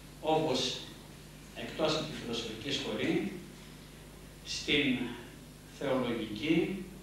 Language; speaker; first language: Greek; native; Greek